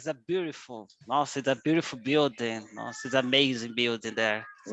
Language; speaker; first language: English; non-native, learner; Portuguese